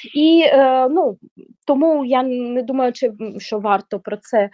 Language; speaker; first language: Ukrainian; non-native, local second language; Russian